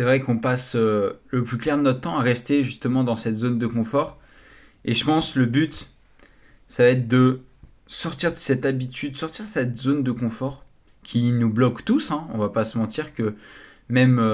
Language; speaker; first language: French; native; French